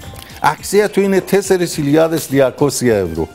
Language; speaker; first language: Greek; non-native, learner; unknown